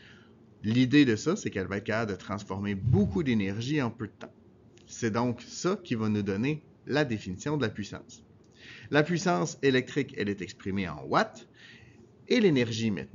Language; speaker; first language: French; native; French